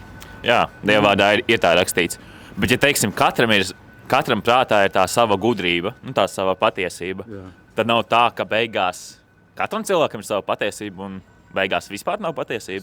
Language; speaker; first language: Latvian; native; Latvian